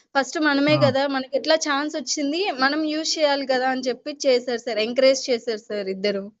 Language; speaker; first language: Telugu; native; Telugu